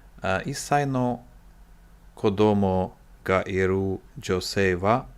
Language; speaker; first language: Japanese; non-native, learner; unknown